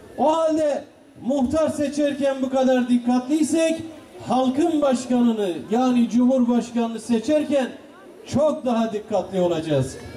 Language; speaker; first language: Turkish; non-native, local second language; Kurdish